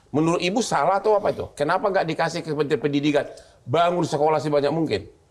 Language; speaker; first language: Indonesian; native; Indonesian